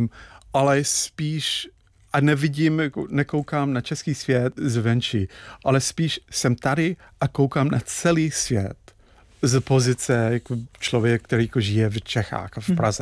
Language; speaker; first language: Czech; non-native, fluent; English